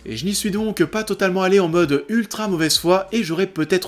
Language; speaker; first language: French; native; French